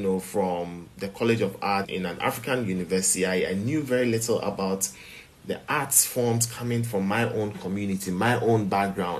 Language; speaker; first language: English; non-native, local second language; Ewe